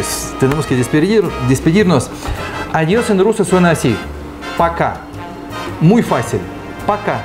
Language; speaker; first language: Spanish; non-native, fluent; Russian